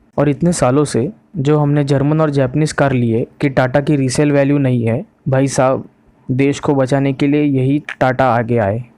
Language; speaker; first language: Hindi; non-native, local second language; Marathi